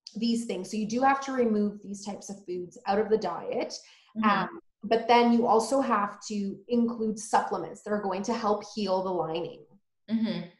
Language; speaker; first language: English; early bilingual, other home language; Polish